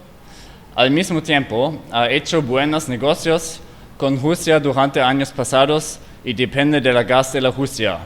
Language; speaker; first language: Spanish; non-native, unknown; German